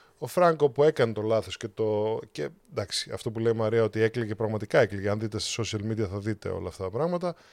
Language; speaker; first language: Greek; native; Greek